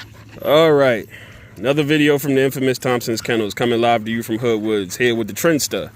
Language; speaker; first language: English; native; English